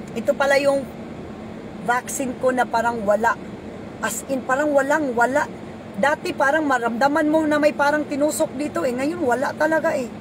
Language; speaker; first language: Filipino; non-native, local second language; Cebuano